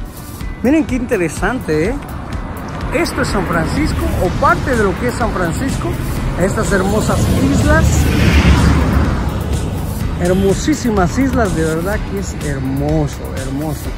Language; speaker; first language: Spanish; native; Spanish